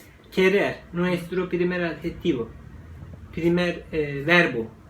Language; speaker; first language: Spanish; non-native, fluent; Turkish